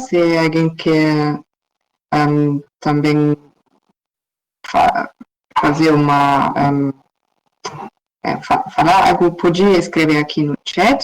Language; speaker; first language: Portuguese; non-native, fluent; German